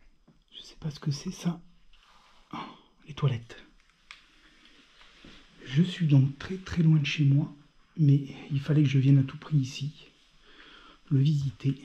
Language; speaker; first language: French; native; French